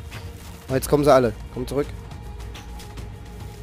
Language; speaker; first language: German; native; German